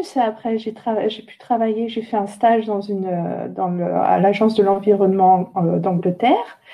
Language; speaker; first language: French; native; French